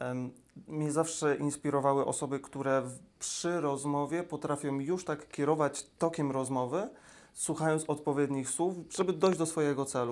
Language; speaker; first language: Polish; native; Polish